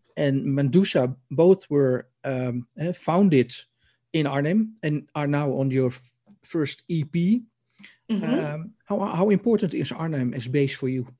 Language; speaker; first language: English; non-native, learner; Dutch